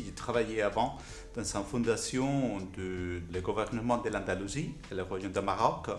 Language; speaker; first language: French; non-native, fluent; Spanish